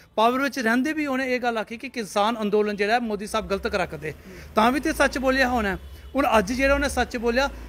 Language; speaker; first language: Punjabi; non-native, local second language; Dogri